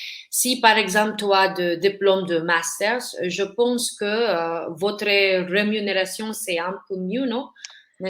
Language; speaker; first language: French; non-native, learner; Filipino